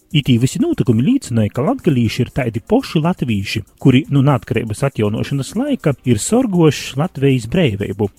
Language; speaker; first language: Latvian; native; Latvian